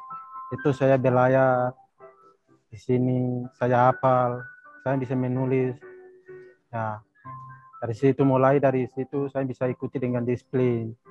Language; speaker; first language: Indonesian; non-native, local second language; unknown